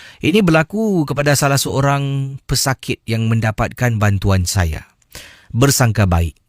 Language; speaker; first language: Malay; native; Malay